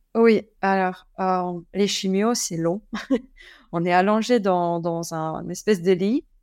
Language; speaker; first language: French; early bilingual, other home language; German